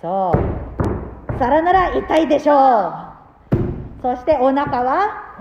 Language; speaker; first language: Japanese; non-native, learner; Filipino